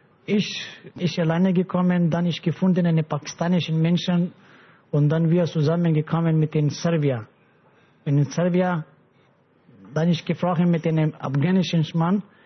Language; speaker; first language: German; non-native, learner; Pashto